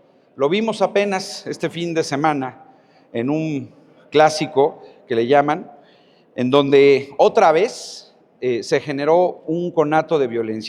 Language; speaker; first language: Spanish; native; Spanish